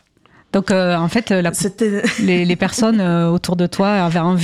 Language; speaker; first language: French; native; French